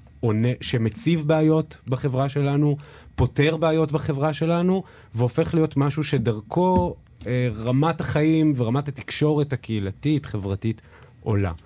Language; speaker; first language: Hebrew; native; Hebrew